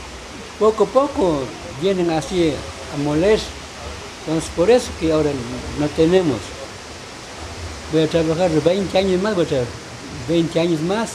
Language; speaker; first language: Spanish; non-native, local second language; Quechua